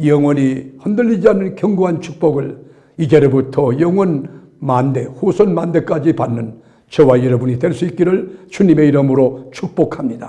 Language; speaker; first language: Korean; native; Korean